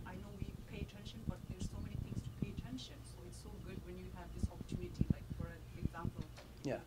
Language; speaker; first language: English; non-native, fluent; Tibetan